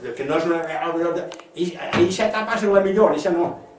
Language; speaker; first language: Spanish; non-native, local second language; Catalan